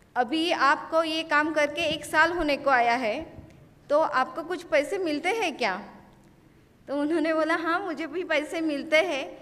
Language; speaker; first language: Hindi; non-native, local second language; Marathi